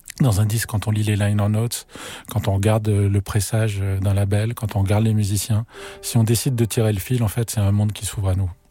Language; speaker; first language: French; native; French